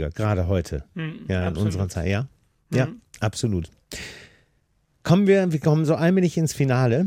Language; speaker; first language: German; native; German